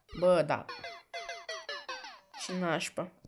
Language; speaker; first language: Romanian; native; Romanian